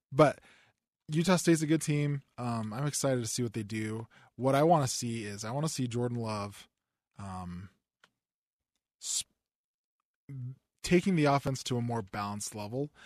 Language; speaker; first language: English; native; English